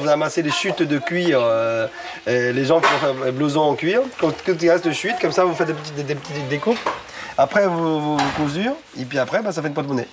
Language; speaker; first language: French; non-native, fluent; Chinese